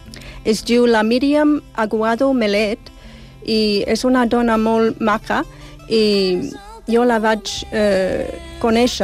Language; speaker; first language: Catalan; non-native, fluent; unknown